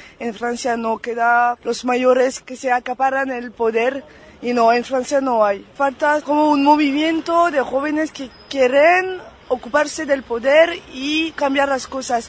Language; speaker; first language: Spanish; non-native, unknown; French